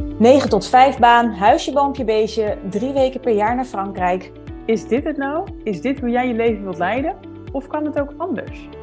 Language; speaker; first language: Dutch; native; Dutch